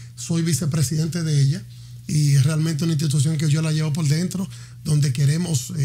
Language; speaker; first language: Spanish; native; Spanish